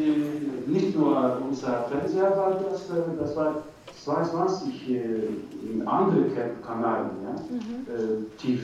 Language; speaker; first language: German; non-native, learner; Turkish